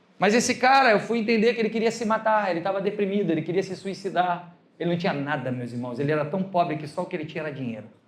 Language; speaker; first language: Portuguese; native; Portuguese